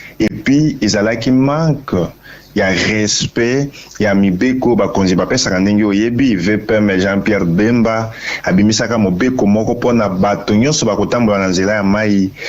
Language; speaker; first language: Lingala; native; Lingala